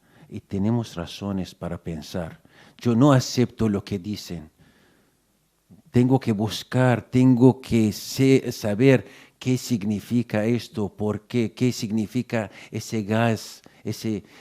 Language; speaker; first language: Spanish; non-native, fluent; Arabic